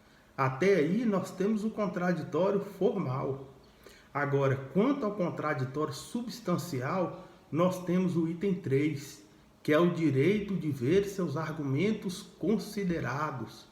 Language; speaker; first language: Portuguese; native; Portuguese